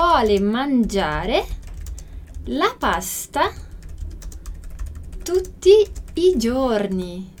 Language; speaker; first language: Italian; non-native, fluent; Portuguese